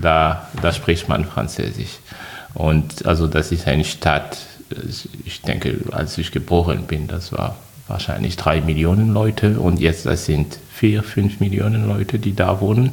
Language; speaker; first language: German; non-native, fluent; French